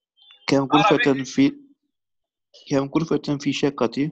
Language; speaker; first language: Arabic; non-native, learner; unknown